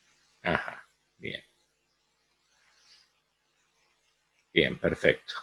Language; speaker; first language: Spanish; native; Spanish